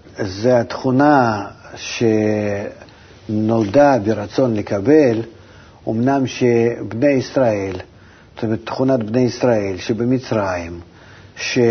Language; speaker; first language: Hebrew; non-native, fluent; Russian